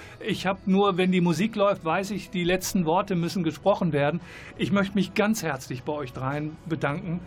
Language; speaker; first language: German; native; German